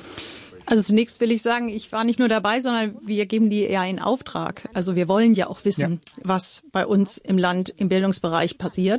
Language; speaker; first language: German; native; German